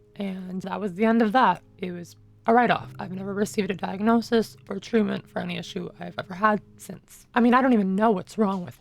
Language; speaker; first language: English; native; English